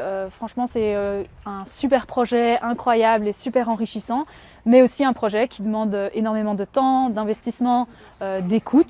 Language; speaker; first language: French; native; French